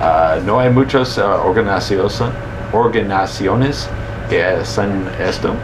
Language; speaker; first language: Spanish; early bilingual, heritage; Spanish